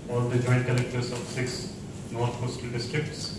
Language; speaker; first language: English; non-native, local second language; Telugu